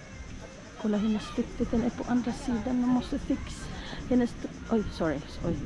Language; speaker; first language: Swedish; non-native, learner; Filipino